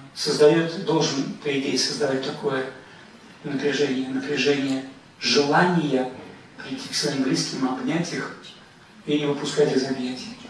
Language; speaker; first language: Russian; native; Russian